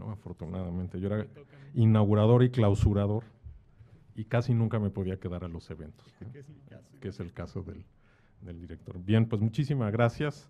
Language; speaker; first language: Spanish; native; Spanish